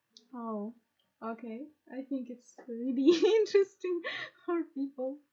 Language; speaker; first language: English; non-native, learner; Russian